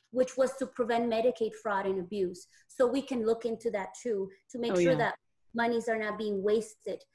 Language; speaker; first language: English; native; English